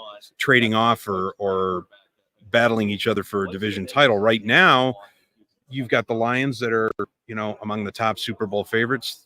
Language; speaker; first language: English; native; English